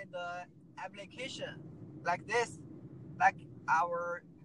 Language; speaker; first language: English; non-native, learner; Chinese